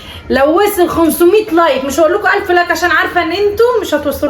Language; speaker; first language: Arabic; native; Arabic